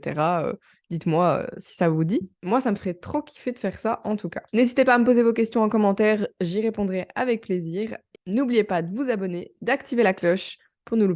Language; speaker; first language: French; native; French